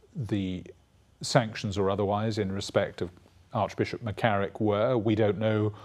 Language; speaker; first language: English; native; English